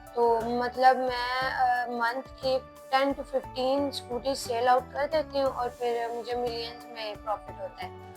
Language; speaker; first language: Urdu; native; Urdu